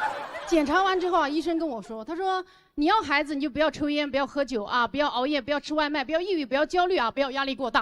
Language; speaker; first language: Chinese; native; Chinese